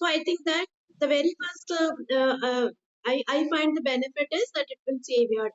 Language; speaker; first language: English; non-native, local second language; Hindi